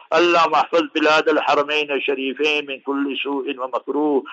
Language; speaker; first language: Arabic; non-native, fluent; English